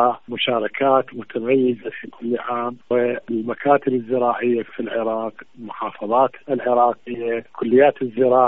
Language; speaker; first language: Arabic; native; Arabic